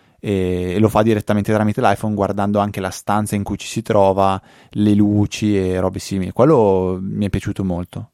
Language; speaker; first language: Italian; native; Italian